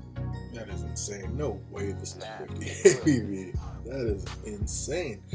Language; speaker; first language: English; native; English